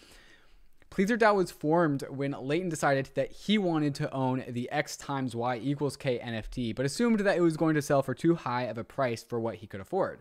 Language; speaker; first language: English; native; English